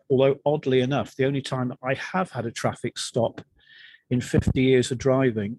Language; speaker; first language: English; native; English